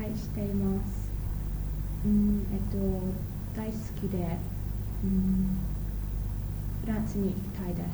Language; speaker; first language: Japanese; non-native, learner; English